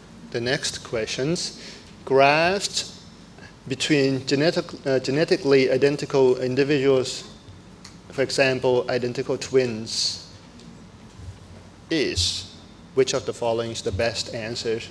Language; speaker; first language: English; non-native, fluent; Thai